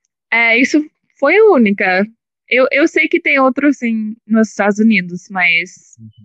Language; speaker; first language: Portuguese; non-native, learner; English